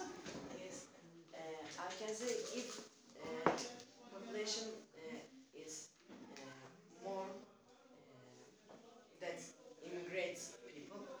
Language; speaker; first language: English; non-native, learner; Turkish